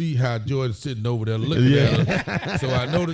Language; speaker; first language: English; native; English